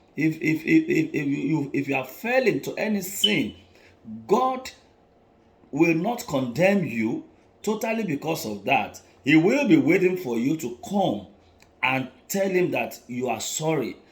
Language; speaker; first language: English; non-native, local second language; Yoruba